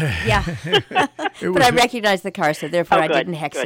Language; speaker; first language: English; native; English